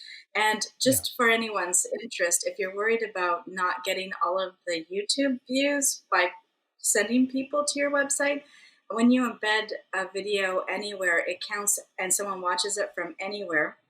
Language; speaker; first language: English; native; English